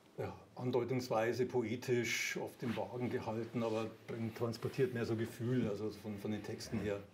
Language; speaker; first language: German; native; German